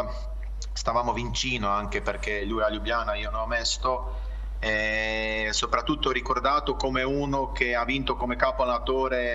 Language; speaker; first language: Italian; non-native, fluent; Croatian